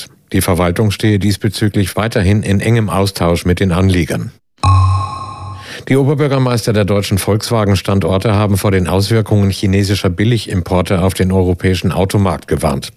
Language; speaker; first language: German; native; German